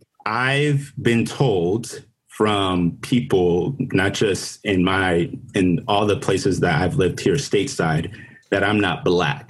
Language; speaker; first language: English; non-native, fluent; Spanish